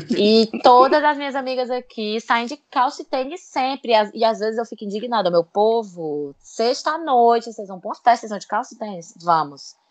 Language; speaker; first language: Portuguese; native; Portuguese